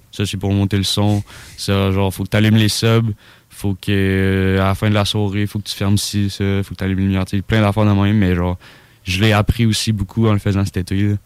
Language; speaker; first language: French; native; French